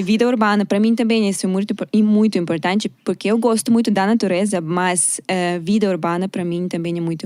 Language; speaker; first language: Portuguese; non-native, learner; Russian